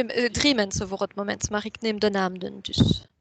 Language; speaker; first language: Dutch; non-native, local second language; French